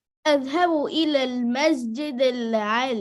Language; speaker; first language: Arabic; non-native, learner; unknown